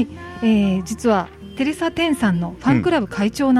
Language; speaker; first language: Japanese; native; Japanese